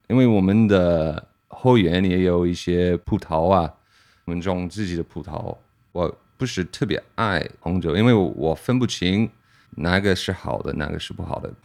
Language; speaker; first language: Chinese; non-native, fluent; English